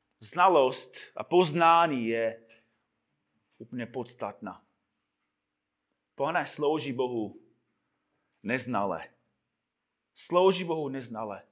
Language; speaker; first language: Czech; non-native, fluent; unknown